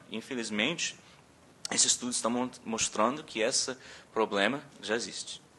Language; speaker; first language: Portuguese; early bilingual, other home language; English